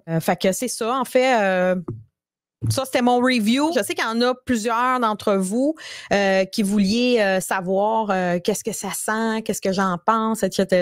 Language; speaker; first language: French; native; French